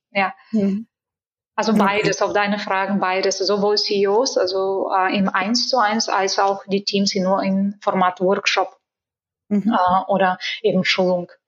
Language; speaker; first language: German; non-native, fluent; Bulgarian